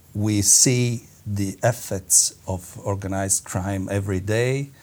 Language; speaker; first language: English; non-native, fluent; Italian